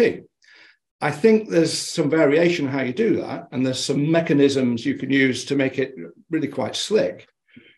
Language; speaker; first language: English; native; English